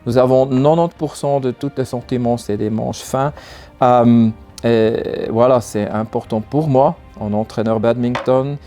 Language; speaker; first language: French; non-native, learner; German